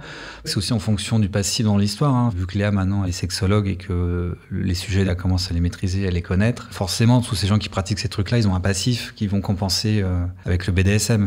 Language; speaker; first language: French; native; French